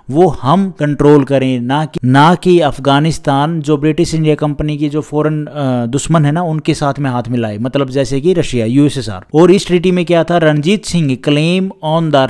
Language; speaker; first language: Hindi; native; Hindi